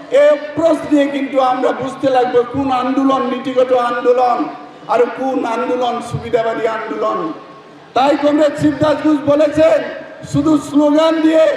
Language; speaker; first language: Bangla; non-native, learner; Assamese